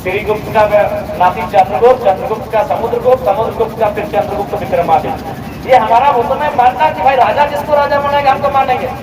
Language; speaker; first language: Hindi; non-native, local second language; Bangla